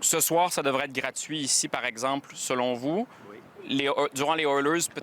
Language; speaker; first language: French; native; French